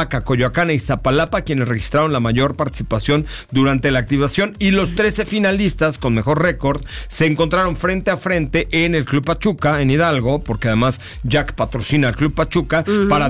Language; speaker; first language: Spanish; native; Spanish